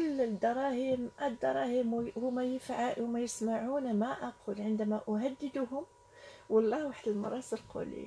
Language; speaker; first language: Arabic; native; Arabic